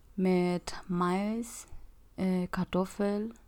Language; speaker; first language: German; non-native, learner; Spanish